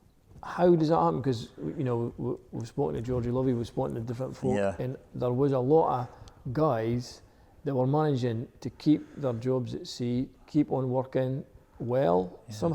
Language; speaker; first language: English; native; English